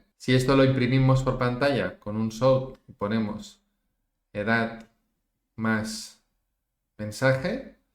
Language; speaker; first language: Spanish; native; Spanish